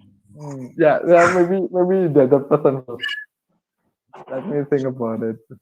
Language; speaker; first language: English; non-native, learner; Indonesian